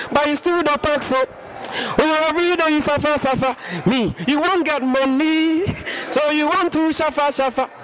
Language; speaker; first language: English; non-native, local second language; Akan